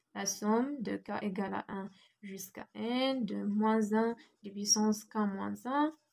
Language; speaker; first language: French; non-native, local second language; Arabic